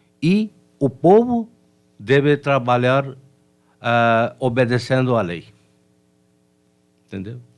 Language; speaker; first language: Portuguese; non-native, fluent; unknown